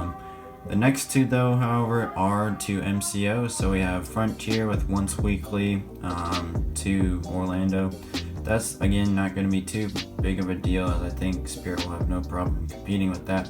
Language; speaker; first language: English; native; English